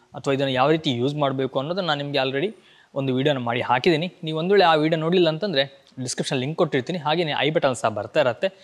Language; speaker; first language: Kannada; non-native, local second language; Tulu